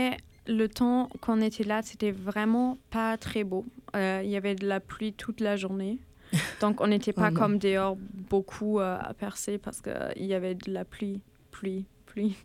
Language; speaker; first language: French; non-native, fluent; German